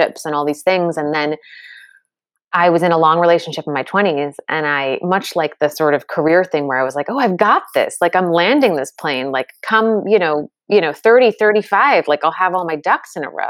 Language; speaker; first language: English; native; English